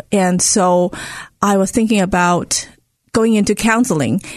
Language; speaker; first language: English; non-native, local second language; Cantonese